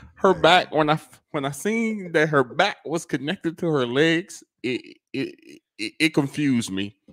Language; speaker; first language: English; native; English